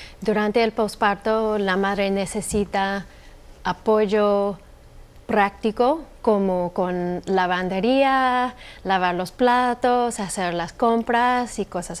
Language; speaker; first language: Spanish; non-native, fluent; English